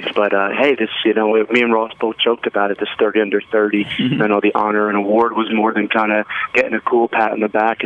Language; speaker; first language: English; native; English